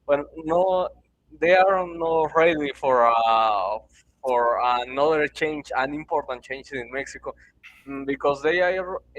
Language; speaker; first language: English; non-native, learner; Spanish